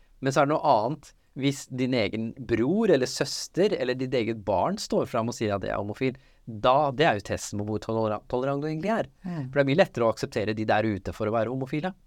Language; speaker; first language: Norwegian; early bilingual, other home language; Urdu